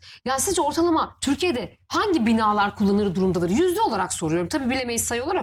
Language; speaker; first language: Turkish; native; Turkish